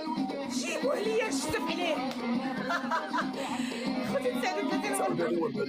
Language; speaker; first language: Arabic; native; Arabic